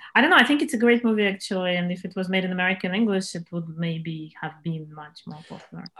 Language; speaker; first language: English; non-native, fluent; Russian